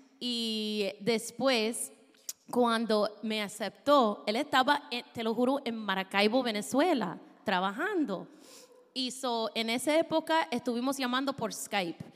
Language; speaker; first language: Spanish; non-native, fluent; English